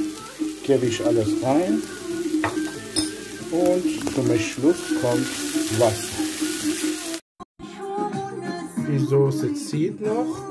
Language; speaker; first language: German; non-native, learner; Persian